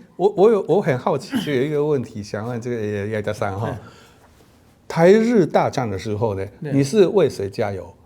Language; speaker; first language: Chinese; non-native, fluent; Japanese